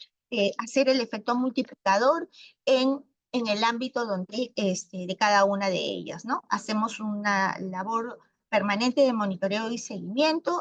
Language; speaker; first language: Spanish; native; Spanish